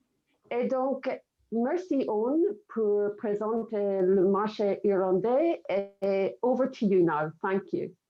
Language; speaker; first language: French; non-native, fluent; English